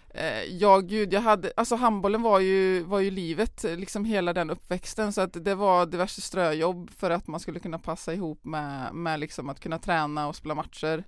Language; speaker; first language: Swedish; native; Swedish